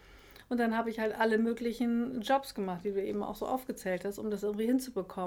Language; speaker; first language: German; native; German